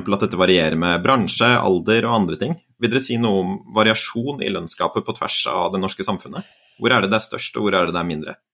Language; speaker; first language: Norwegian; native; Norwegian